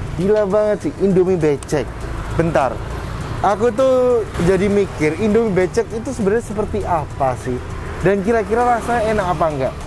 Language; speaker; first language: Indonesian; native; Indonesian